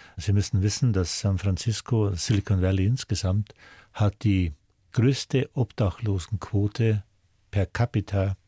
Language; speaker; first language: German; native; German